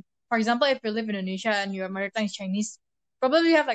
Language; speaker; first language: English; non-native, fluent; Indonesian